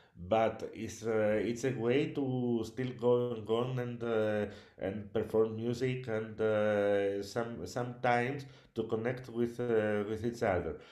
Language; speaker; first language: English; non-native, learner; Greek